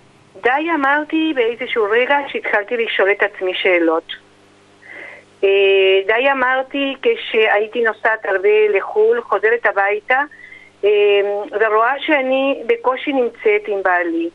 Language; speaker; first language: Hebrew; non-native, fluent; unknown